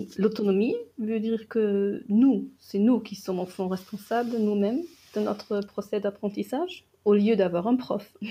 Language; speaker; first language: French; non-native, fluent; German